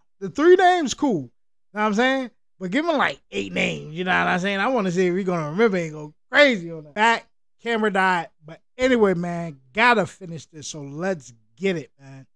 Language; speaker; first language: English; native; English